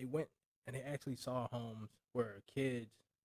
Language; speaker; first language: English; native; English